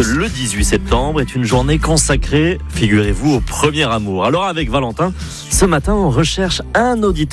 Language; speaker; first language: French; native; French